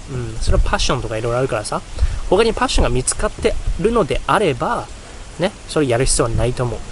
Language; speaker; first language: Japanese; native; Japanese